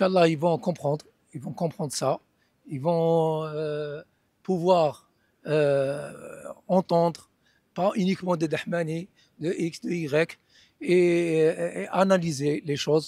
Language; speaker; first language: French; non-native, local second language; Arabic